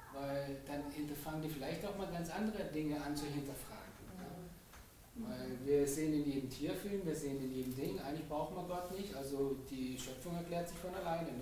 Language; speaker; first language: German; native; German